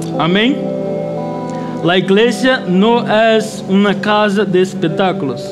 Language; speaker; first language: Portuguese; non-native, learner; Spanish